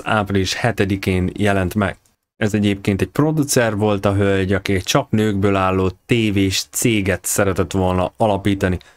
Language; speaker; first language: Hungarian; native; Hungarian